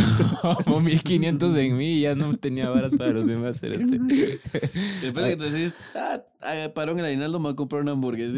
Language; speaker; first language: Spanish; native; Spanish